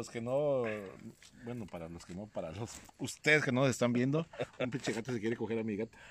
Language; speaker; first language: Spanish; native; Spanish